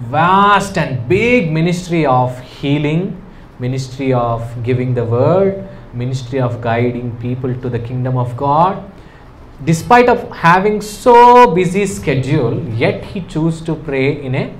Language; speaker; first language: English; non-native, local second language; Telugu